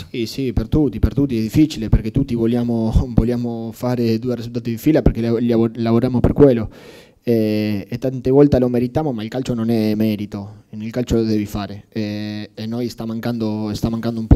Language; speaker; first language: Italian; non-native, fluent; Spanish